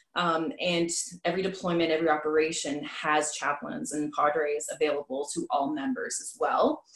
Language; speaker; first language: English; native; English